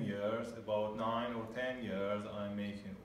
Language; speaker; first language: English; non-native, learner; Persian